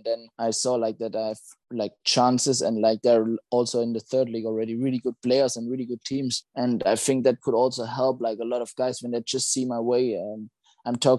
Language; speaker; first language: English; non-native, fluent; German